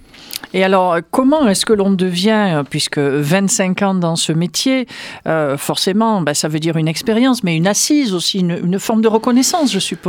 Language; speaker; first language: French; native; French